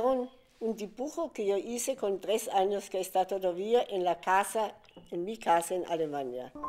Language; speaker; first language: Spanish; non-native, fluent; German